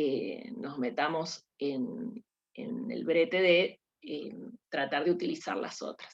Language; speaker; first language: Spanish; native; Spanish